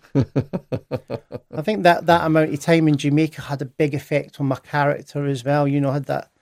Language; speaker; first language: English; native; English